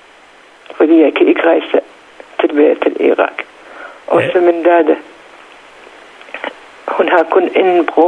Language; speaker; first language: Danish; non-native, learner; Central Kurdish